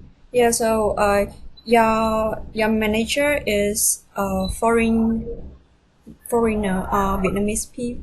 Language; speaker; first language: English; non-native, fluent; Vietnamese